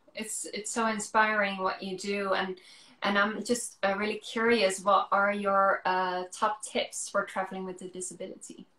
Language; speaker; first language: English; non-native, fluent; Dutch